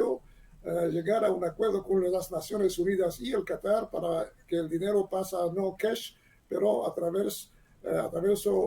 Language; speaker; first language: Spanish; non-native, learner; Hebrew